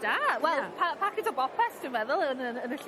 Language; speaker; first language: Welsh; native; Welsh